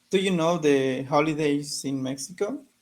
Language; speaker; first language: English; non-native, learner; Spanish